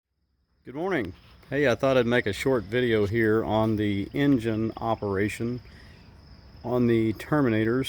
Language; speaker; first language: English; native; English